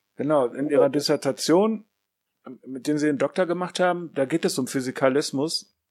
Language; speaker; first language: German; native; German